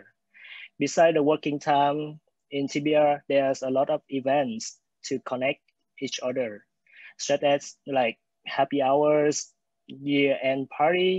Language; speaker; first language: English; non-native, fluent; Vietnamese